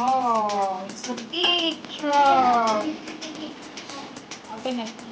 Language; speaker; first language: English; non-native, local second language; Filipino